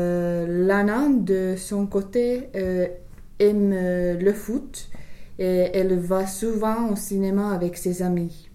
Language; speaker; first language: French; non-native, fluent; English